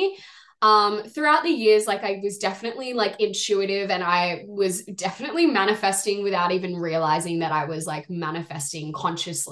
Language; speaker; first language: English; native; English